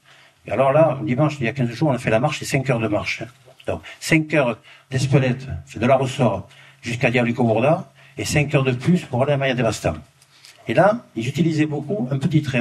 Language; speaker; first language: French; native; French